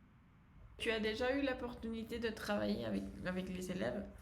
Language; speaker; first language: French; non-native, fluent; Spanish